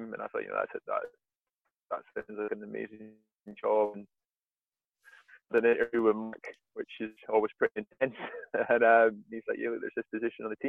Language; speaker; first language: English; native; English